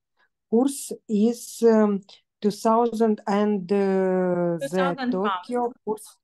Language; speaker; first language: English; non-native, learner; Russian